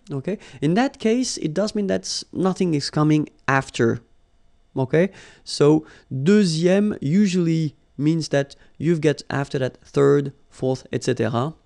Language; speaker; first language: English; non-native, fluent; French